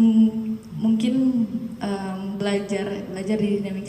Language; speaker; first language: Indonesian; native; Indonesian